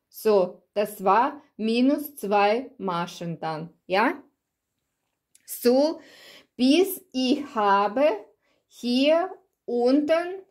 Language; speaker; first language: German; non-native, learner; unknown